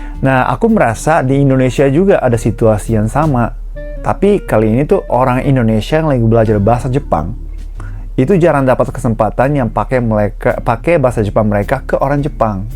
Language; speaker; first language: Indonesian; non-native, fluent; Japanese